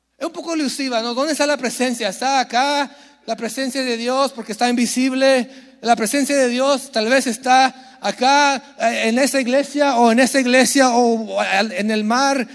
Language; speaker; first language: Spanish; early bilingual, heritage; Spanish